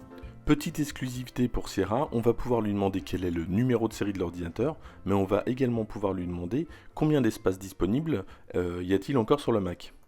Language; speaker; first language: French; native; French